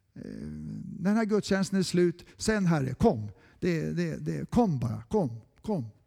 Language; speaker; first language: Swedish; native; Swedish